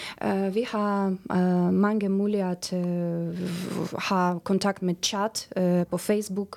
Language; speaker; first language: Danish; non-native, learner; Ukrainian